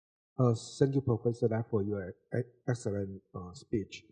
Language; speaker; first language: English; non-native, learner; Chinese